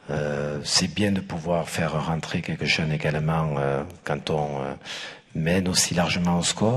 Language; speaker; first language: French; native; French